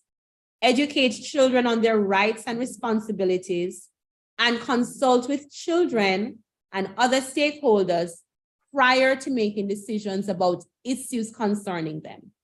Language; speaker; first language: English; native; English